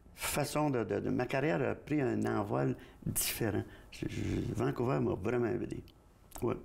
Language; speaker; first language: French; native; French